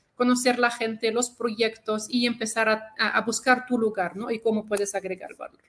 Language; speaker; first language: Spanish; non-native, fluent; Arabic